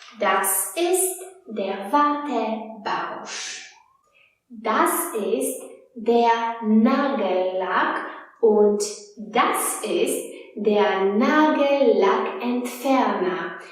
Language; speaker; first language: German; non-native, fluent; Polish